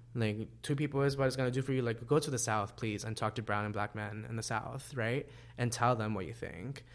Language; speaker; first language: English; non-native, fluent; Spanish